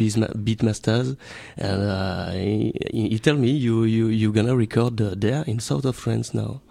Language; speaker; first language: English; non-native, learner; French